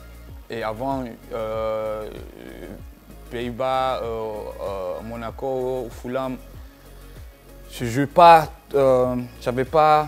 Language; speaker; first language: French; non-native, learner; Dutch